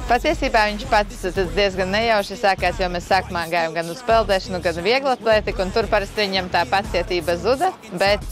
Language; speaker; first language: Latvian; native; Latvian